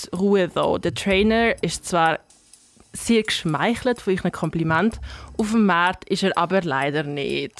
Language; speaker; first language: German; native; German